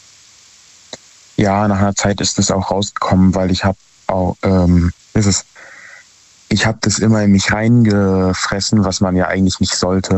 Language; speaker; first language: German; native; German